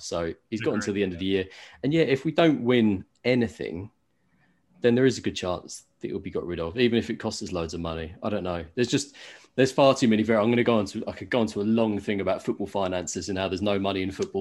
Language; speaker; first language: English; native; English